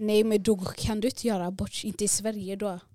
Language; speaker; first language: Swedish; early bilingual, other home language; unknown